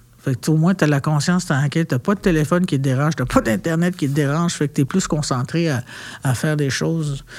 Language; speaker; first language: French; non-native, local second language; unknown